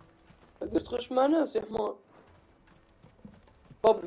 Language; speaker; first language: Arabic; native; Arabic